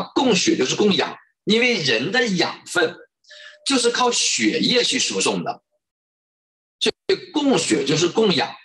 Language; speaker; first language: Chinese; native; Chinese